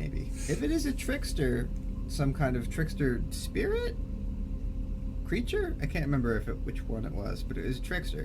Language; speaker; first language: English; native; English